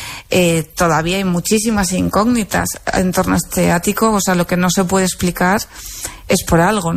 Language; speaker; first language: Spanish; native; Spanish